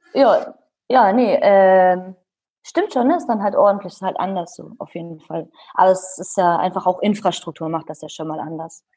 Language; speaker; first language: German; early bilingual, other home language; Kurdish